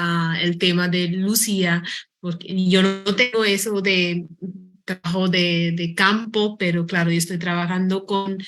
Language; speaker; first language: Spanish; non-native, fluent; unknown